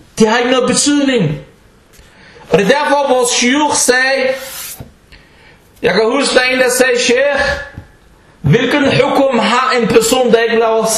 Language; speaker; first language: Danish; early bilingual, other home language; Arabic